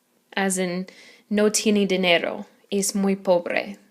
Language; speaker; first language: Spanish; non-native, fluent; English